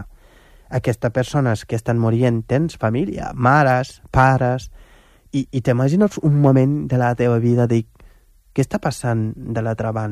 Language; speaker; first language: Catalan; non-native, fluent; Wolof